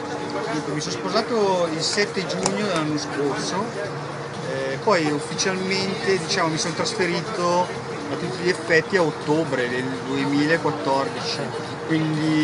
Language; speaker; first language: Italian; native; Italian